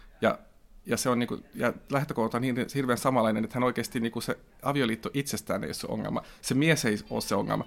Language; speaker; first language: Finnish; non-native, local second language; Swedish